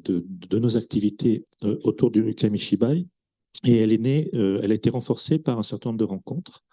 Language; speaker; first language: French; native; French